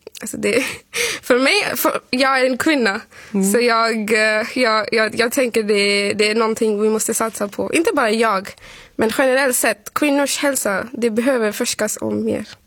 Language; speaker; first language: Swedish; non-native, fluent; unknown